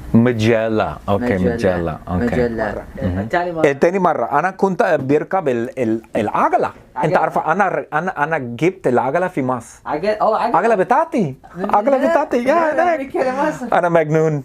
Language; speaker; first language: Arabic; non-native, learner; English